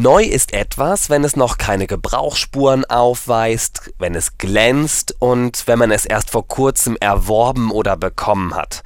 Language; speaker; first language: German; native; German